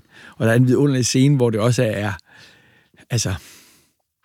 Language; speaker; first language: Danish; native; Danish